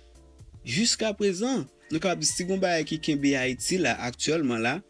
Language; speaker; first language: Haitian Creole; native; Haitian Creole